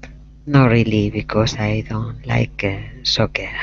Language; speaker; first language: English; non-native, learner; Spanish